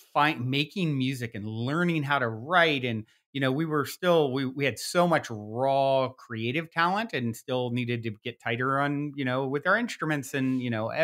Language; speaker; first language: English; native; English